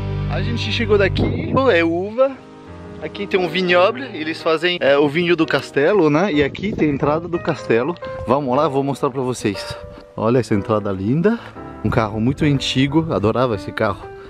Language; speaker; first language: Portuguese; non-native, fluent; French